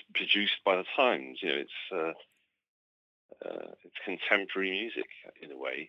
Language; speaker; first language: English; native; English